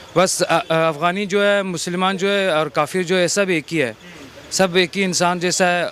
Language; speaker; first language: Hindi; non-native, fluent; Pashto